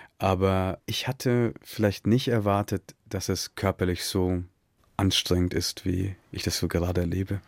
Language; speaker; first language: German; early bilingual, other home language; Tamil